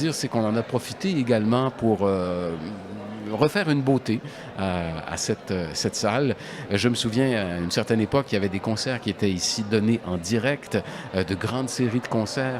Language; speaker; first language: French; native; French